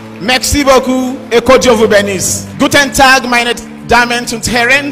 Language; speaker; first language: French; non-native, fluent; Yoruba